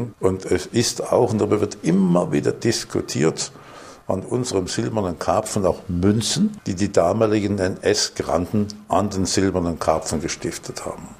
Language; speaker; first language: German; native; German